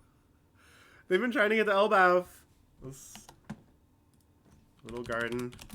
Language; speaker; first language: English; native; English